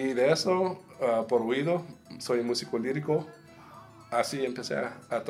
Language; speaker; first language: Spanish; early bilingual, heritage; Spanish